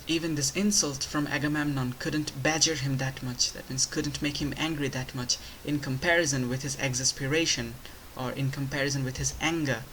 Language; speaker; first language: English; non-native, local second language; Bangla